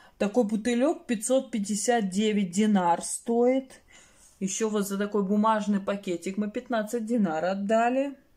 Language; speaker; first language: Russian; native; Russian